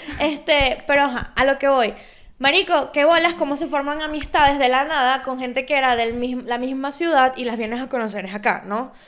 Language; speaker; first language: Spanish; native; Spanish